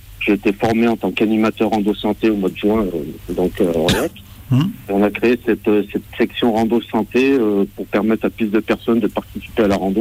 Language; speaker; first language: French; native; French